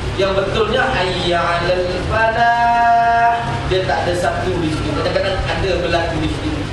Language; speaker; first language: Malay; native; Malay